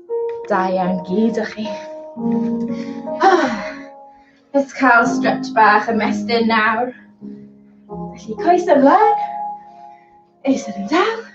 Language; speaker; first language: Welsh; non-native, local second language; English